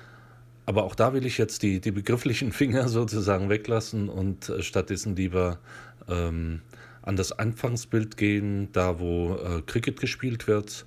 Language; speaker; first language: German; native; German